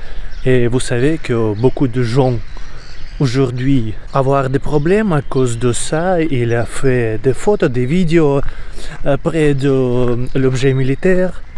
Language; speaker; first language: French; non-native, learner; Russian